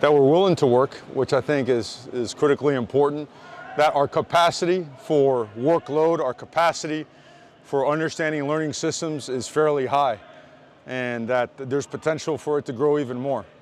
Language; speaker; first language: English; early bilingual, other home language; Spanish